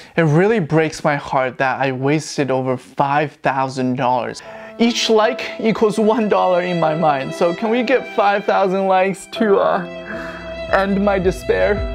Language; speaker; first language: English; non-native, fluent; Chinese